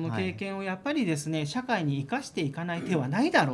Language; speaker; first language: Japanese; native; Japanese